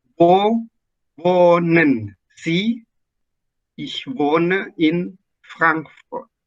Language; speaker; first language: German; non-native, fluent; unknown